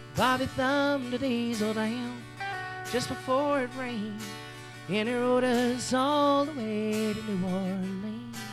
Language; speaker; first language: English; native; English